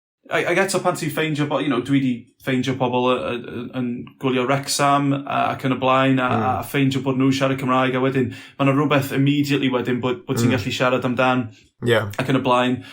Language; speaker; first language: Welsh; non-native, local second language; English